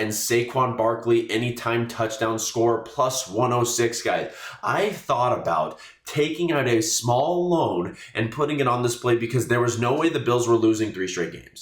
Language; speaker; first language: English; native; English